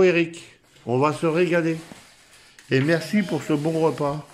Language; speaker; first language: French; native; French